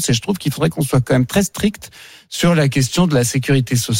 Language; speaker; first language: French; native; French